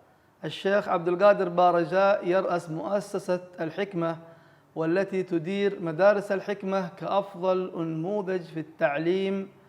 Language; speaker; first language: Arabic; native; Arabic